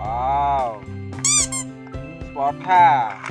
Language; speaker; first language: English; non-native, learner; Khmer